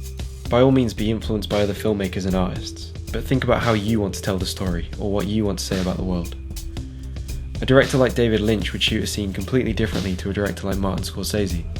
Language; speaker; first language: English; native; English